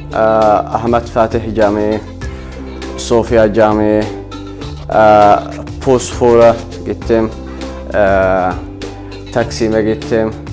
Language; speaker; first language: Turkish; non-native, learner; Arabic